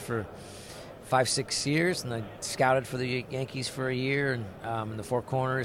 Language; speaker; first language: English; native; English